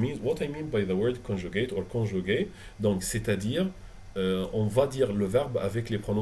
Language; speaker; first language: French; non-native, fluent; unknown